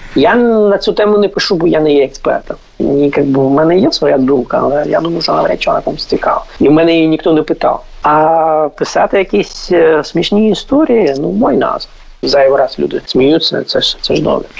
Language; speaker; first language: Ukrainian; non-native, fluent; Russian